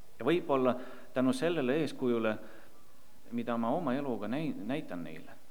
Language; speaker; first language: Estonian; non-native, local second language; Russian